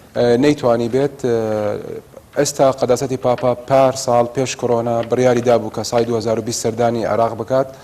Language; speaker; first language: Central Kurdish; non-native, local second language; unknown